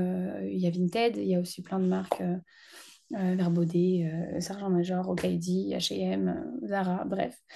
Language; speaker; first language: French; native; French